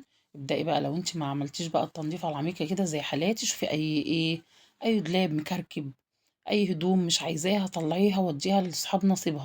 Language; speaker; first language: Arabic; native; Arabic